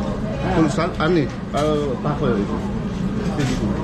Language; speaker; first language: Korean; non-native, learner; Filipino